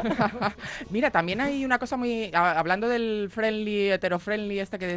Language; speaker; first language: Spanish; native; Spanish